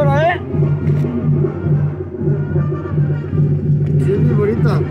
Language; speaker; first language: Spanish; native; Spanish